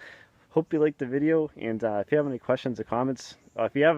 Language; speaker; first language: English; native; English